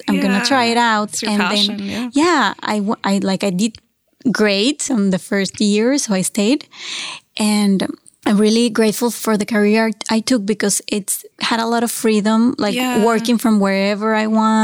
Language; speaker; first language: English; non-native, fluent; Spanish